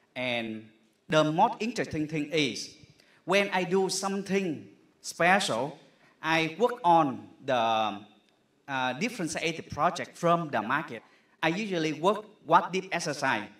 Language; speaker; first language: English; non-native, fluent; Vietnamese